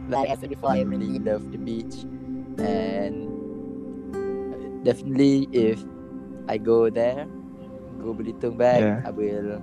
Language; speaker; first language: English; non-native, local second language; Malay